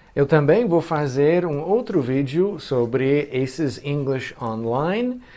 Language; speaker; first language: Portuguese; non-native, fluent; English